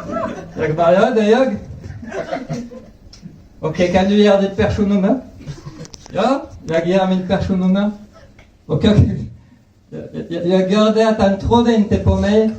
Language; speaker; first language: Swedish; non-native, fluent; French